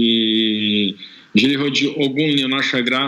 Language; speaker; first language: Polish; non-native, fluent; Portuguese